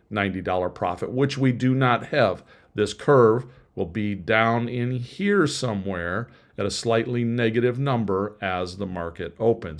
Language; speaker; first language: English; native; English